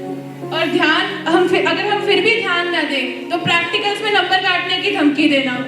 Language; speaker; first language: Hindi; native; Hindi